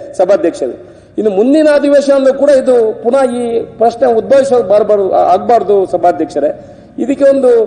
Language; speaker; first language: Kannada; non-native, local second language; Tulu